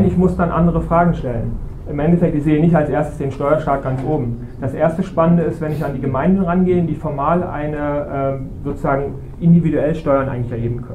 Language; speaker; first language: German; native; German